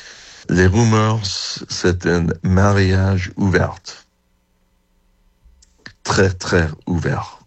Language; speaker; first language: French; non-native, learner; English